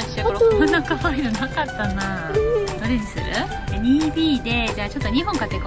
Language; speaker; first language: Japanese; native; Japanese